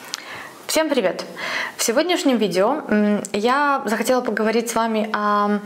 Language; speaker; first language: Russian; native; Russian